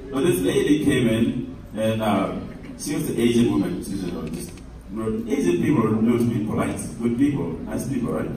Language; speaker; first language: English; non-native, fluent; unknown